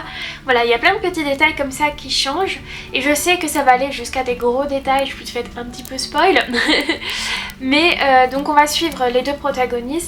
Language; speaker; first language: French; native; French